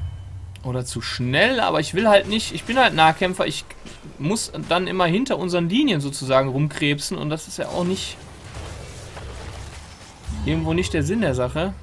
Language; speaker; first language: German; native; German